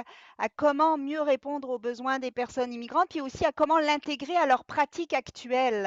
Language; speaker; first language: French; native; French